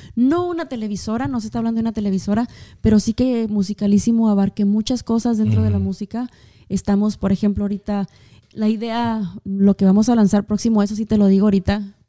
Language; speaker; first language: Spanish; native; Spanish